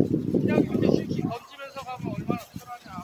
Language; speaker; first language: Korean; native; Korean